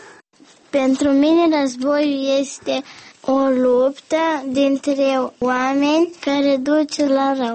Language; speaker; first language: Romanian; early bilingual, other home language; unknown